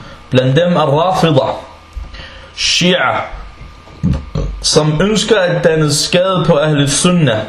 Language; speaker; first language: Danish; non-native, fluent; Arabic